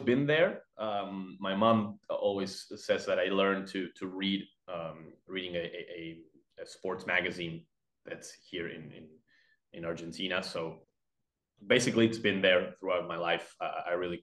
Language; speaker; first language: English; non-native, fluent; Spanish